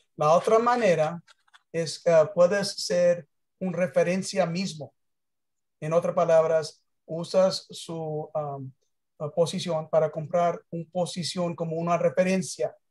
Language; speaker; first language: Spanish; early bilingual, heritage; English